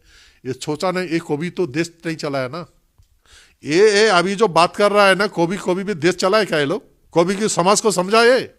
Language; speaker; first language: Hindi; non-native, local second language; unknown